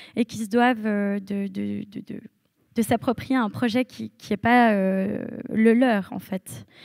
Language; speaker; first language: French; native; French